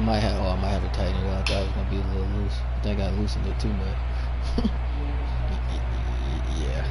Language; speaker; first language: English; native; English